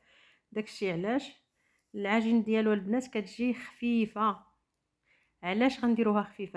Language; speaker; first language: Arabic; native; Arabic